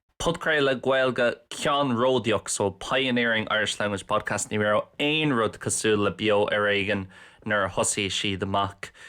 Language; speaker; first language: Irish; non-native, local second language; English